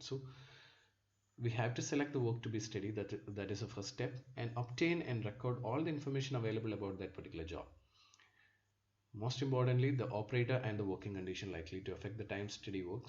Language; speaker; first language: English; non-native, local second language; Malayalam